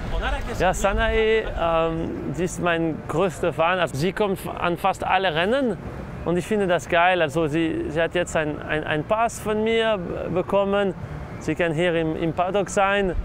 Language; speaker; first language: German; non-native, local second language; French